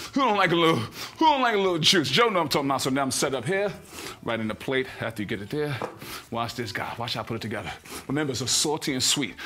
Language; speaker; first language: English; native; English